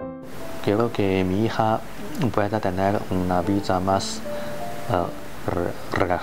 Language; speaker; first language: Spanish; non-native, learner; Chinese